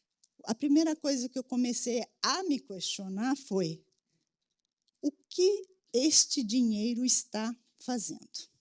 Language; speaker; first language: Portuguese; native; Portuguese